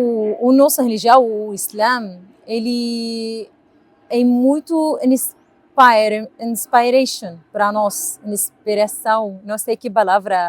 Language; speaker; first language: Portuguese; non-native, learner; Arabic